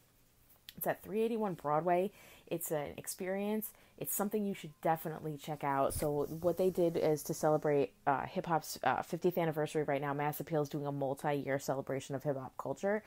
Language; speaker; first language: English; native; English